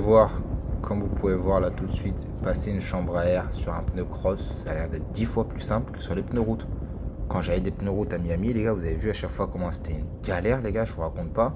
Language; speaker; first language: French; native; French